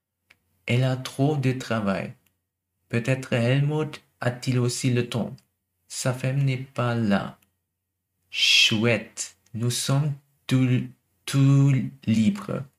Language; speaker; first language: French; non-native, learner; German